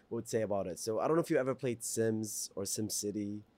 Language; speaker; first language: English; non-native, fluent; Arabic